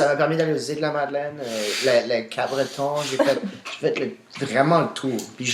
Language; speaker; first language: French; native; French